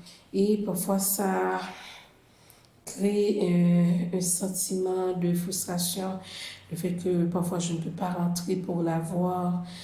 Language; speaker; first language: French; non-native, local second language; Haitian Creole